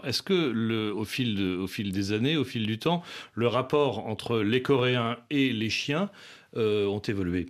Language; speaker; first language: French; native; French